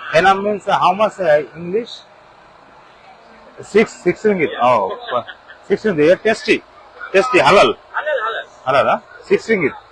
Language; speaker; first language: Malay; non-native, learner; Bangla